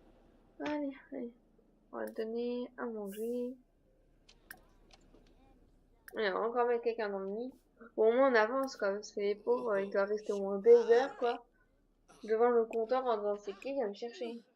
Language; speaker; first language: French; native; French